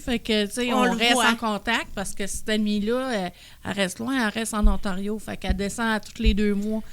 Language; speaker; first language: French; native; French